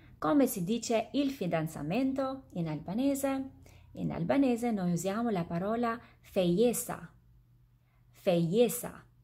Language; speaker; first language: Italian; non-native, fluent; Albanian